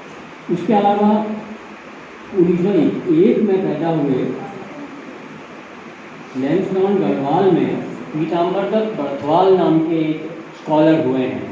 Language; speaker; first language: Hindi; native; Hindi